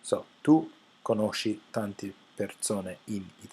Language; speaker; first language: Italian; non-native, fluent; English